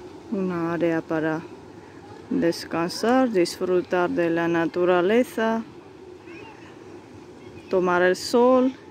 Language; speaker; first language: Spanish; non-native, fluent; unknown